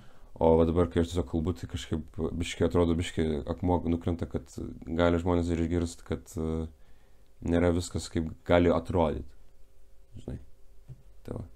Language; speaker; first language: Lithuanian; native; Lithuanian